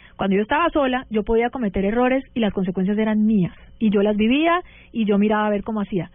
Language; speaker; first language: Spanish; early bilingual, heritage; Spanish